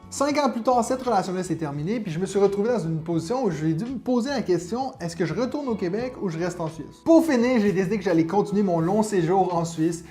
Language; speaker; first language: French; native; French